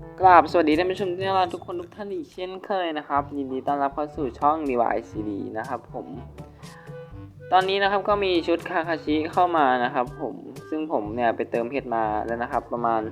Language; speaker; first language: Thai; native; Thai